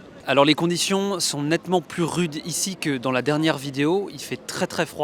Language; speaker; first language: French; native; French